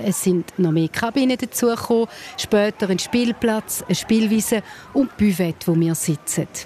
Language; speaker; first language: German; native; German